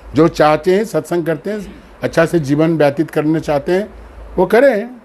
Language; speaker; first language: Hindi; non-native, local second language; Bangla